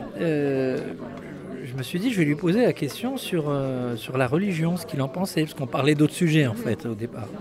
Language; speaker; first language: French; early bilingual, other home language; Arabic